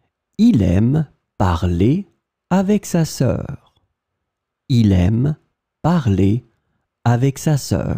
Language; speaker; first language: French; non-native, fluent; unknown